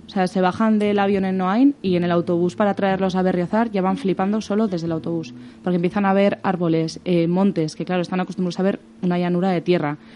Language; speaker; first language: Spanish; native; Spanish